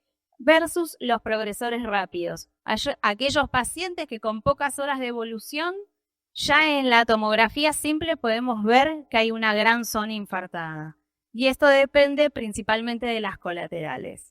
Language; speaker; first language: Spanish; native; Spanish